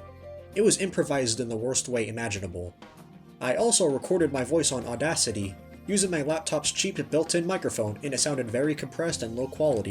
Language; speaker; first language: English; native; English